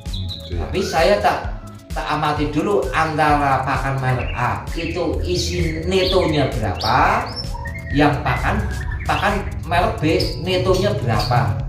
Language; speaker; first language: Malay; non-native, local second language; Javanese